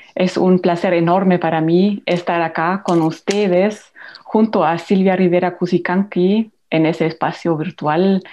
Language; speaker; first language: Spanish; non-native, fluent; German